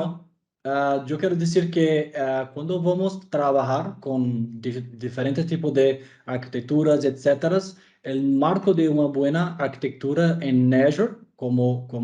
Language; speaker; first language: Spanish; non-native, fluent; Portuguese